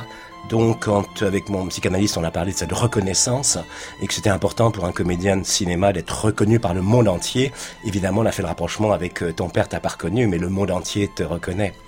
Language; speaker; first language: French; native; French